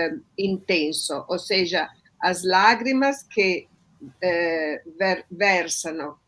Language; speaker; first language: Portuguese; non-native, fluent; Italian